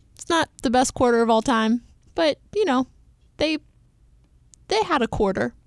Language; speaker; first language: English; native; English